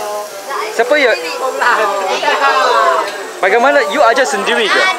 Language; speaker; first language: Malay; non-native, local second language; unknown